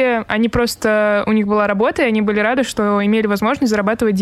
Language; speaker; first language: Russian; native; Russian